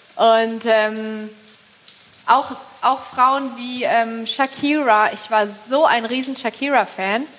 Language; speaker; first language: German; native; German